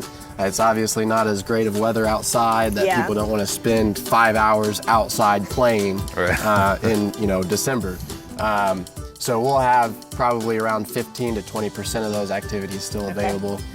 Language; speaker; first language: English; native; English